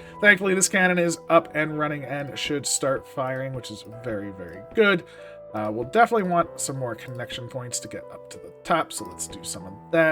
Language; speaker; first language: English; native; English